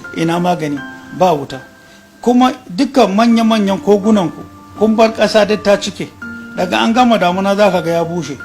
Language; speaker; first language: Hausa; native; Hausa